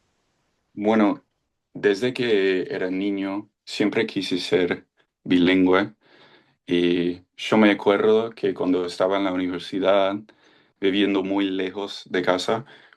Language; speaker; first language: Spanish; non-native, fluent; English